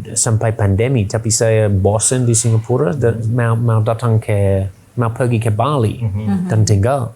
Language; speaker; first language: Indonesian; non-native, learner; English